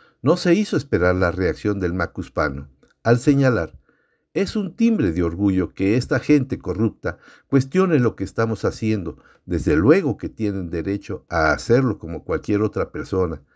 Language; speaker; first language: Spanish; native; Spanish